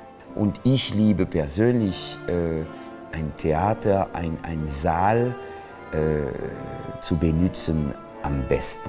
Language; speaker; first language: German; non-native, fluent; French